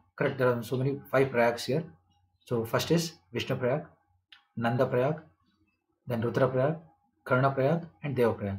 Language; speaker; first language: English; non-native, local second language; Kannada